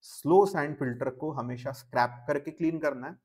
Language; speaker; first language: Hindi; non-native, local second language; Marathi